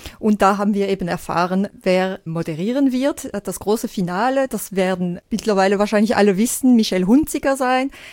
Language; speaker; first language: German; non-native, local second language; French